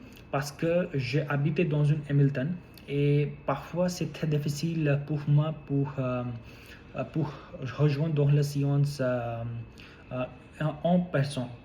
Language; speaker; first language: French; non-native, learner; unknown